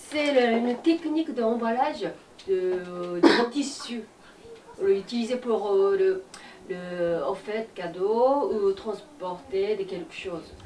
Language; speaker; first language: French; non-native, learner; Japanese